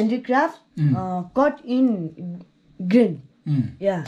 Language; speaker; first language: English; non-native, learner; Nepali